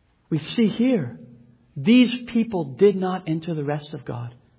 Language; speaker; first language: English; native; English